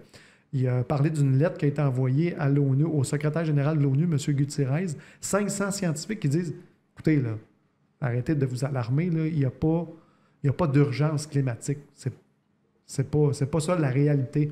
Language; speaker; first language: French; native; French